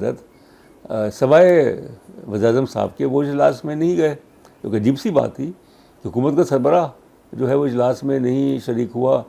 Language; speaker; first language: Urdu; native; Urdu